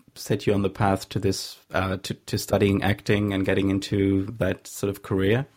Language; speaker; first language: English; non-native, fluent; German